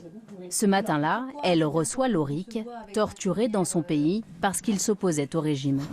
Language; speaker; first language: French; native; French